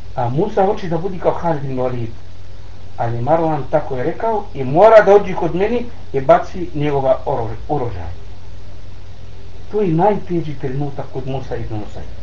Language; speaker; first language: Bosnian; non-native, learner; Arabic